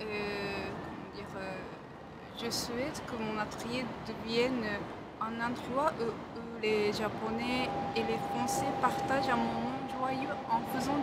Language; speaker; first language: French; non-native, fluent; Japanese